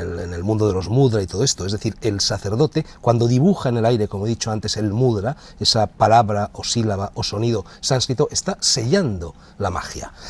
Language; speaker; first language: Spanish; native; Spanish